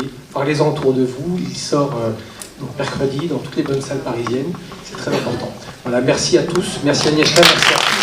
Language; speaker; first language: French; native; French